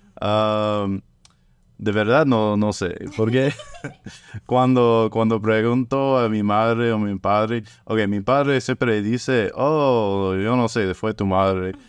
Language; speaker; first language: Spanish; non-native, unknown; French